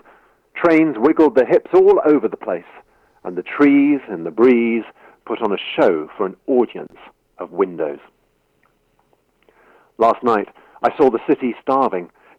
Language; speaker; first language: English; native; English